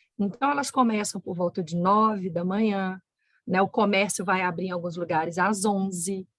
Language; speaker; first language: Portuguese; native; Portuguese